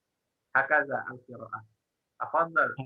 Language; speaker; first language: Arabic; non-native, fluent; Indonesian